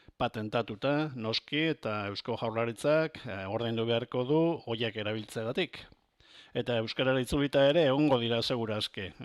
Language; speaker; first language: Basque; non-native, local second language; Spanish